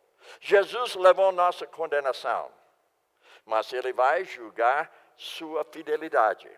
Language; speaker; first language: Portuguese; non-native, fluent; English